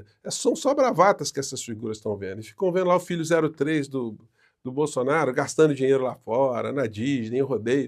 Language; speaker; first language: Portuguese; native; Portuguese